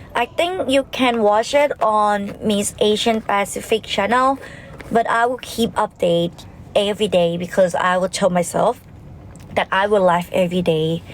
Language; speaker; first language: English; non-native, learner; Thai